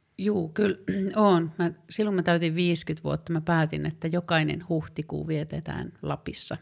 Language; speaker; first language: Finnish; native; Finnish